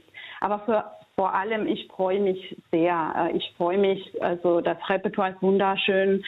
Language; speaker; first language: German; non-native, fluent; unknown